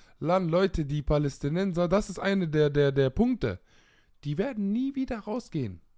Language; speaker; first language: German; early bilingual, other home language; Arabic